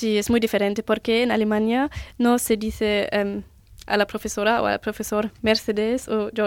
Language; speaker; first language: Spanish; non-native, learner; German